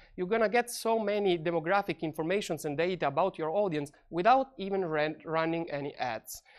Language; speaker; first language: English; non-native, fluent; Italian